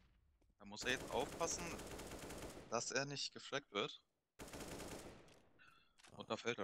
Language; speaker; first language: German; native; German